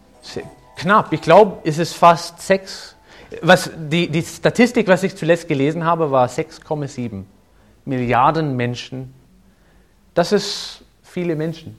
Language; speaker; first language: German; non-native, fluent; English